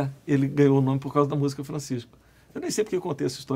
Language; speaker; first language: Portuguese; native; Portuguese